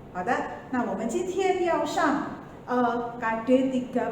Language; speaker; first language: Chinese; non-native, fluent; Indonesian